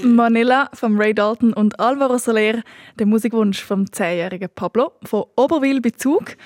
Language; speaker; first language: German; native; German